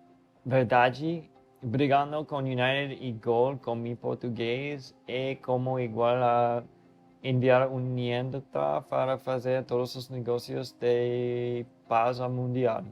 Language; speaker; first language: Portuguese; non-native, learner; English